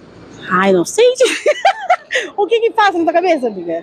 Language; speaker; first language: Portuguese; native; Portuguese